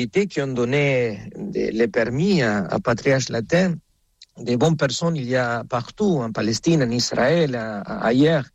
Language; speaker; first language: French; non-native, fluent; Spanish